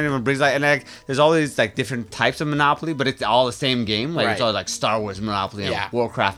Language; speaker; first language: English; non-native, fluent; Persian